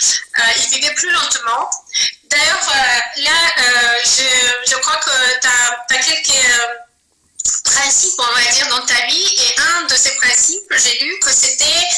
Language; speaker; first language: French; non-native, fluent; Azerbaijani